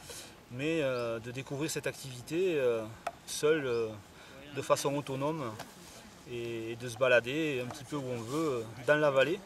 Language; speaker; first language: French; native; French